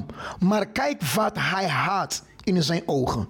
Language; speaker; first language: Dutch; non-native, fluent; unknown